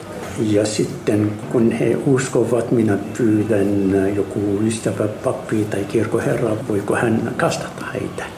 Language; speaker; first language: Finnish; non-native, learner; Arabic